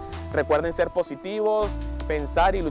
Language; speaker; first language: Spanish; native; Spanish